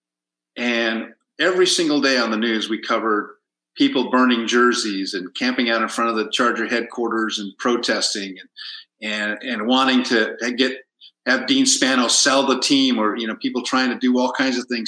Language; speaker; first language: English; early bilingual, other home language; Spanish